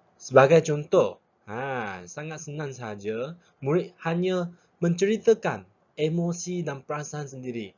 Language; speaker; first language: Malay; non-native, local second language; Chinese